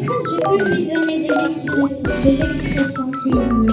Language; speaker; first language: French; non-native, learner; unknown